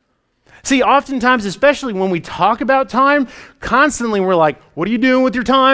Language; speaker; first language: English; native; English